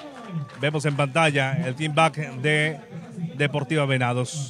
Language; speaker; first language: Spanish; native; Spanish